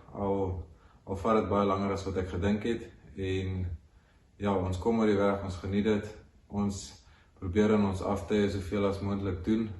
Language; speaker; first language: Afrikaans; native; Afrikaans